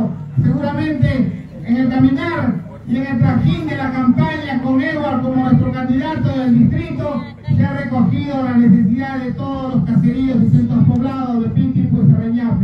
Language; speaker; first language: Spanish; native; Spanish